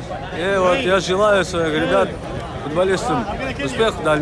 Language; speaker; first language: Russian; non-native, fluent; Uzbek